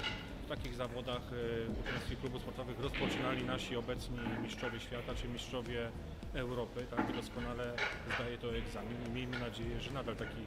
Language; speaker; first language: Polish; native; Polish